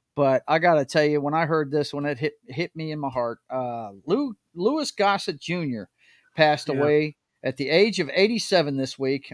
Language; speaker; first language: English; native; English